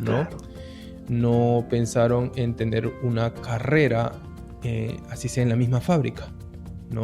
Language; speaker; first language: Spanish; early bilingual, heritage; Spanish